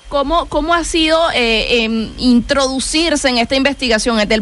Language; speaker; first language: Spanish; native; Spanish